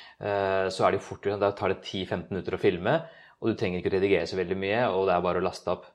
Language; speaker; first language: Norwegian; early bilingual, other home language; Urdu